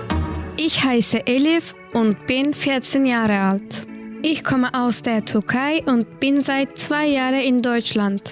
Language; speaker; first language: German; non-native, learner; Turkish